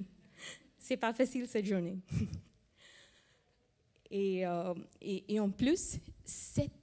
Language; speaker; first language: French; non-native, fluent; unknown